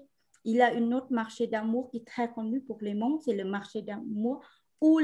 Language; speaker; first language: French; non-native, fluent; Vietnamese